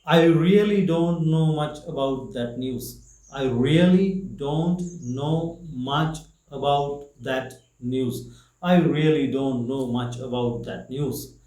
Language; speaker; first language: English; non-native, local second language; Sinhala